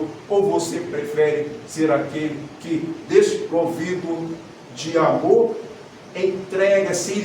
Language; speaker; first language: Portuguese; native; Portuguese